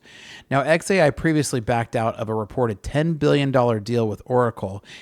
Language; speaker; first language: English; native; English